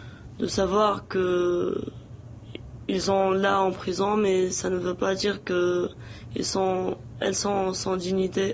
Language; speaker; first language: French; non-native, local second language; Arabic